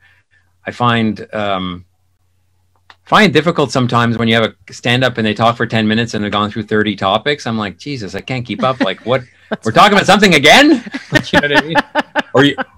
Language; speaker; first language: English; native; English